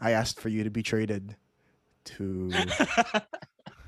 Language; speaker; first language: English; non-native, local second language; Filipino